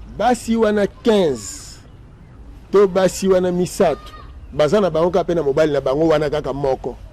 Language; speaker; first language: Lingala; non-native, local second language; Kongo